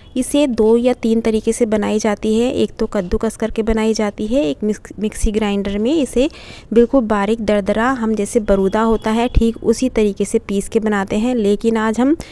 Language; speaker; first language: Hindi; native; Hindi